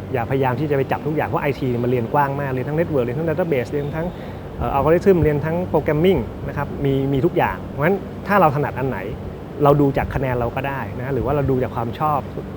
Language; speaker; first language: Thai; native; Thai